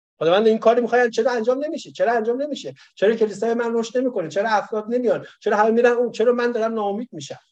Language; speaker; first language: Persian; native; Persian